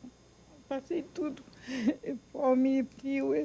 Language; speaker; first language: Portuguese; non-native, fluent; Ukrainian